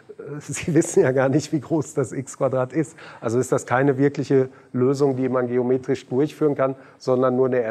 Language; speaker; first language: German; native; German